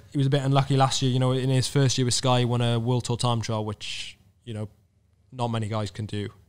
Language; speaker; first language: English; native; English